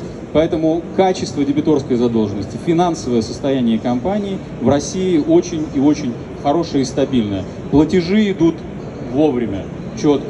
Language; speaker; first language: Russian; native; Russian